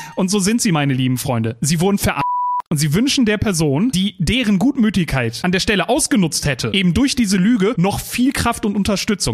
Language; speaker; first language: German; native; German